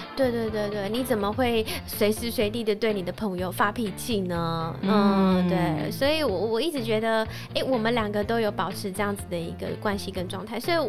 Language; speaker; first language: Chinese; non-native, local second language; Hakka Chinese